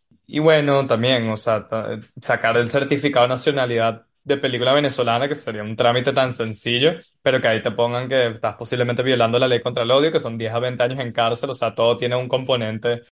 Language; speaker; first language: Spanish; native; Spanish